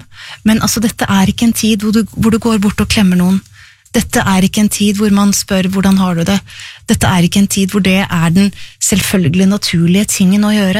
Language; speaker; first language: Norwegian; native; Norwegian